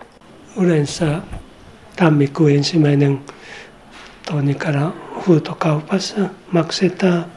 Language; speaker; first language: Finnish; non-native, learner; Japanese